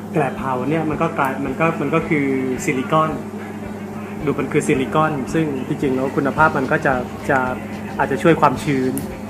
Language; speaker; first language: Thai; native; Thai